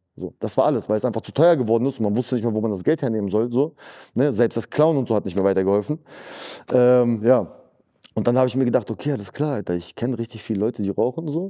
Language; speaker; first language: German; early bilingual, other home language; Russian